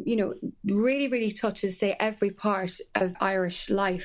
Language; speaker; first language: English; native; English